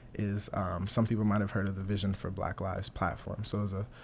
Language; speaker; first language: English; native; English